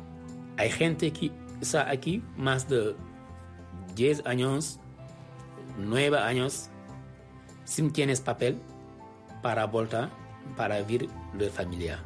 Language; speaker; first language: Spanish; non-native, learner; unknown